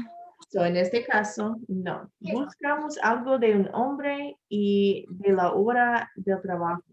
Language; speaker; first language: Spanish; non-native, learner; English